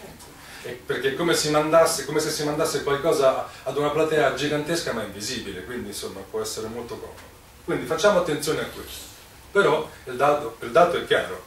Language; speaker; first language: Italian; native; Italian